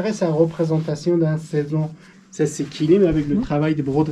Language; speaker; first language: French; non-native, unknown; Persian